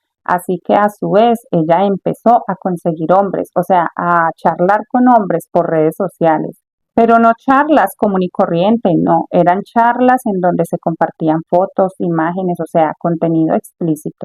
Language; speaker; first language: Spanish; native; Spanish